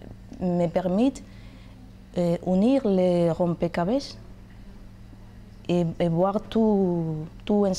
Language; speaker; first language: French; non-native, learner; Spanish